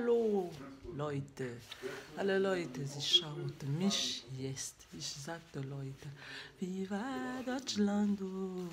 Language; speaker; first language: German; non-native, learner; French